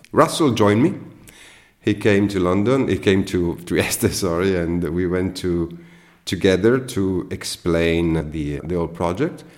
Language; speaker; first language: English; non-native, fluent; Italian